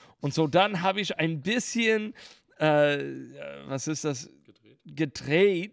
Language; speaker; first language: German; non-native, learner; English